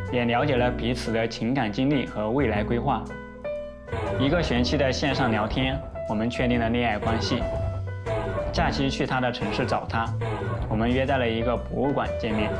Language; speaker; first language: Chinese; native; Chinese